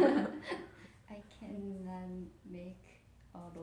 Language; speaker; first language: English; non-native, learner; Korean